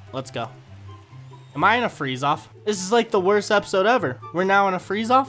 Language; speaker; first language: English; native; English